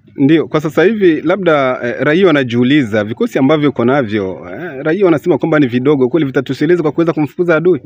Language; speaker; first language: Swahili; native; Swahili